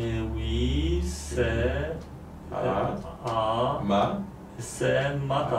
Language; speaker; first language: French; non-native, learner; Polish